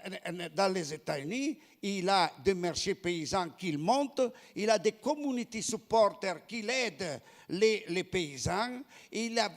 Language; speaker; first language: French; non-native, fluent; Italian